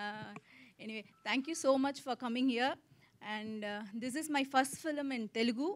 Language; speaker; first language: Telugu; non-native, learner; Tamil